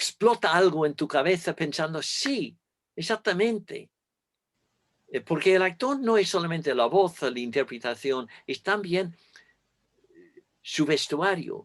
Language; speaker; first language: Spanish; non-native, fluent; English